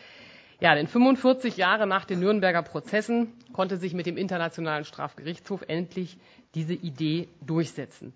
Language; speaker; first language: German; native; German